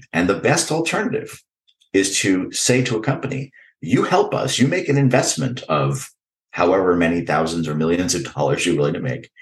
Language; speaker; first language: English; native; English